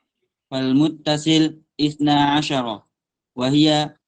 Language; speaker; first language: Arabic; non-native, learner; Indonesian